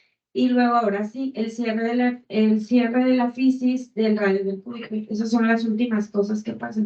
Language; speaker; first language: Spanish; native; Spanish